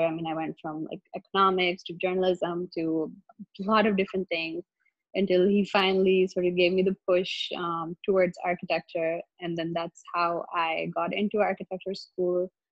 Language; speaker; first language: English; non-native, local second language; Hindi